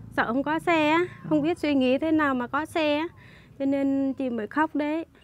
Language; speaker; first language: Vietnamese; non-native, local second language; Jarai